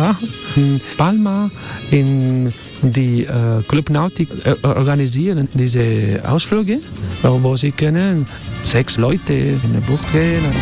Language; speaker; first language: German; non-native, learner; Spanish